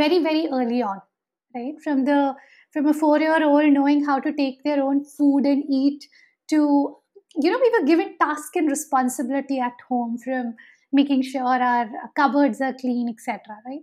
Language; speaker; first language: English; non-native, local second language; Hindi